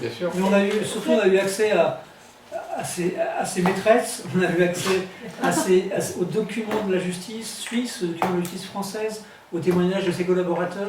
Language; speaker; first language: French; native; French